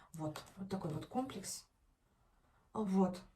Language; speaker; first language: Russian; non-native, local second language; Kazakh